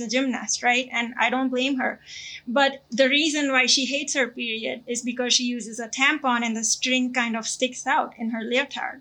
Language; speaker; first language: English; non-native, local second language; Gujarati